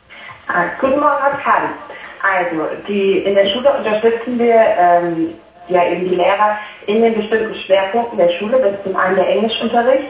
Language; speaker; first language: German; native; German